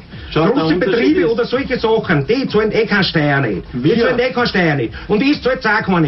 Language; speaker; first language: German; native; German